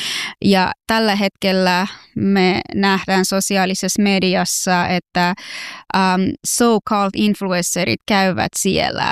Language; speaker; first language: Finnish; non-native, fluent; Persian